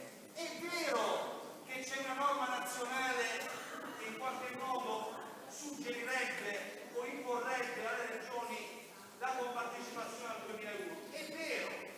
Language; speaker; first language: Italian; native; Italian